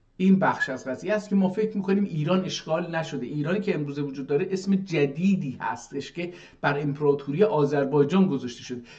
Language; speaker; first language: Persian; non-native, local second language; Azerbaijani